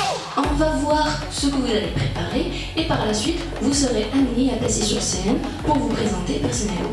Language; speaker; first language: French; non-native, local second language; Arabic